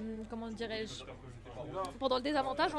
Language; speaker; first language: French; native; French